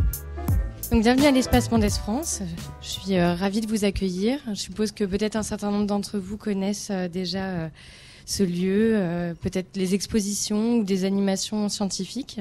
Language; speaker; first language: French; native; French